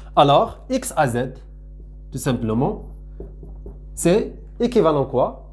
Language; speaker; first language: French; non-native, local second language; Arabic